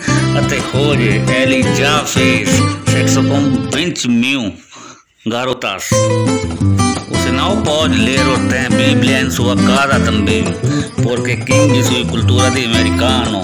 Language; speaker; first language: Portuguese; non-native, learner; Hindi